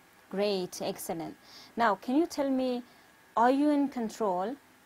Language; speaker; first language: English; non-native, fluent; Persian